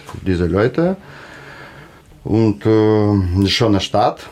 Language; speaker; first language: German; non-native, learner; Russian